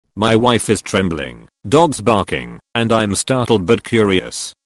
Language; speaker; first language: English; early bilingual, other home language; Serbian